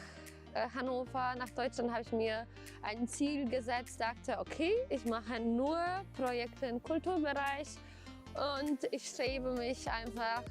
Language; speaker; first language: German; non-native, fluent; Polish